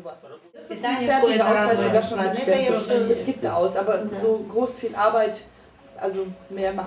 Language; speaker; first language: German; non-native, fluent; Russian